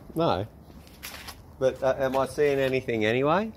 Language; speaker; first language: English; native; English